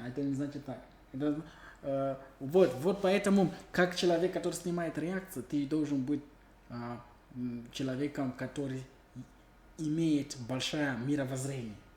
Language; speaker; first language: Russian; non-native, fluent; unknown